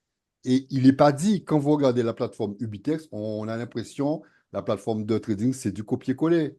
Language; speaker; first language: French; native; French